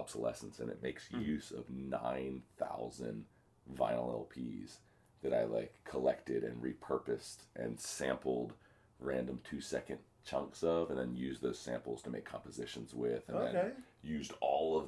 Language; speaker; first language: English; native; English